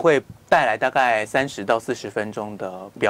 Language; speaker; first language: Chinese; native; Chinese